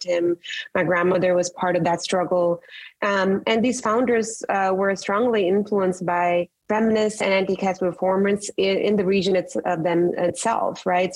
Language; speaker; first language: English; non-native, local second language; Marathi